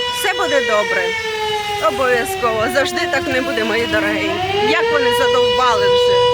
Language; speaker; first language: Ukrainian; non-native, local second language; Russian